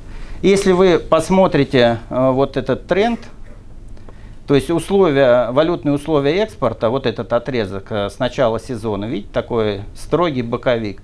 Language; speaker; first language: Russian; native; Russian